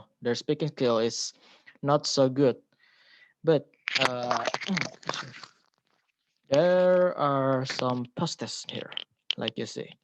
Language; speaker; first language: English; non-native, learner; Indonesian